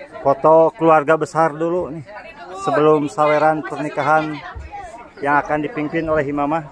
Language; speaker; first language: Indonesian; non-native, local second language; Sundanese